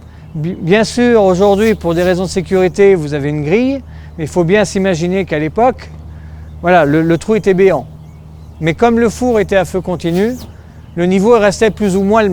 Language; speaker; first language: French; native; French